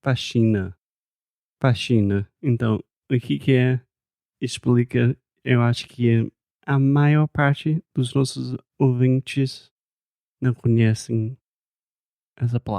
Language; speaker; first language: Portuguese; non-native, fluent; English